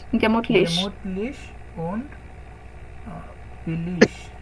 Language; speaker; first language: German; non-native, learner; Bangla